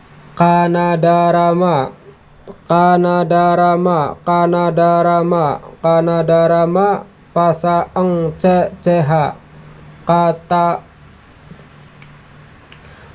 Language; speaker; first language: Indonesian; non-native, local second language; Javanese